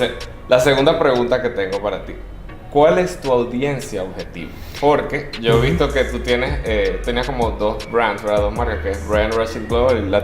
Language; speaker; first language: Spanish; native; Spanish